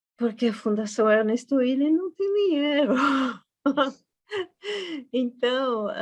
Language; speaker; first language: Portuguese; non-native, fluent; Italian